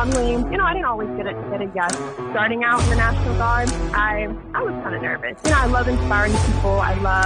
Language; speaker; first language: English; native; English